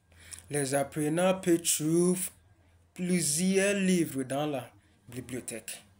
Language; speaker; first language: French; non-native, learner; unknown